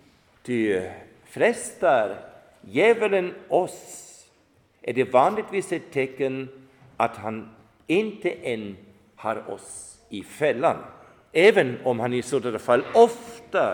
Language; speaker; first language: Swedish; non-native, fluent; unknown